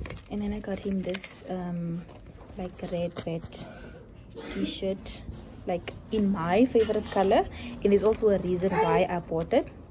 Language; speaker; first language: English; non-native, local second language; Afrikaans